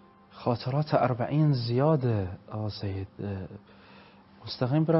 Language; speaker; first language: Persian; non-native, fluent; Arabic